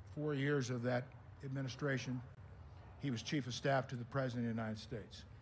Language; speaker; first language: English; native; English